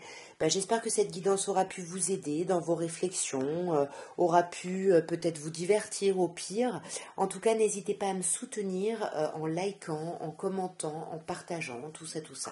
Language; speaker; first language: French; native; French